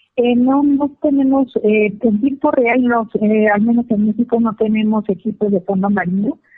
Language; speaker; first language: Spanish; native; Spanish